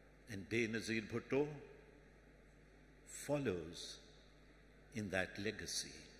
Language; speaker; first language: English; non-native, local second language; Urdu